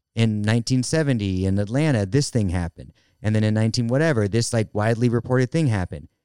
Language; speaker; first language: English; native; English